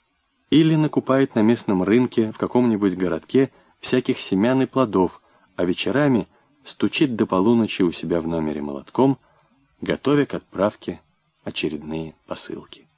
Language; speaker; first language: Russian; native; Russian